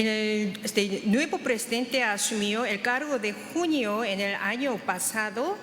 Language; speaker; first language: Spanish; non-native, fluent; Korean